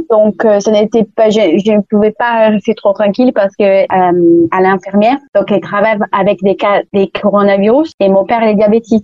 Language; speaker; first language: French; non-native, fluent; Italian